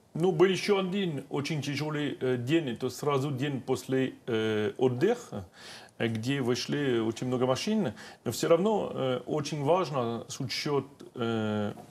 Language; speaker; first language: Russian; non-native, learner; French